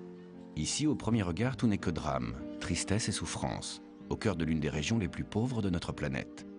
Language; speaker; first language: French; native; French